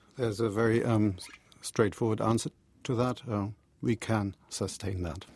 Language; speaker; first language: English; non-native, fluent; German